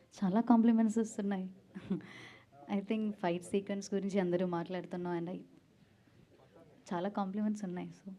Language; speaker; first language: Telugu; non-native, learner; Malayalam